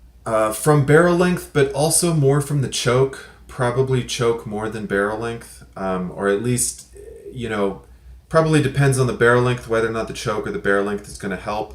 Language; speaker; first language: English; native; English